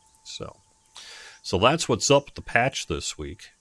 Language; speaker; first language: English; native; English